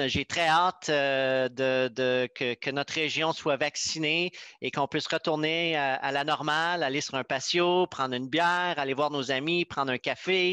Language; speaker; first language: French; native; French